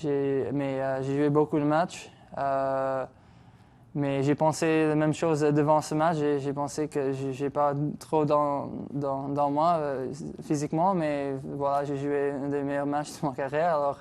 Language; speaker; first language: French; non-native, local second language; English